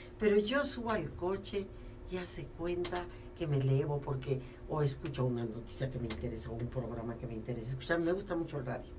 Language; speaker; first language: Spanish; native; Spanish